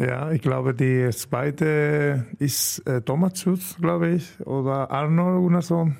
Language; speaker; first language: German; non-native, learner; Spanish